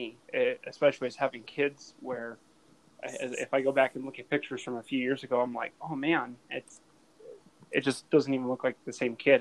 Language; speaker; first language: English; native; English